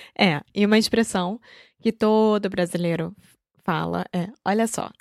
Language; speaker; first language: Portuguese; native; Portuguese